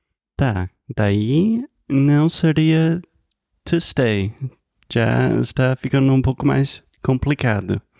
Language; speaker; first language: Portuguese; non-native, fluent; English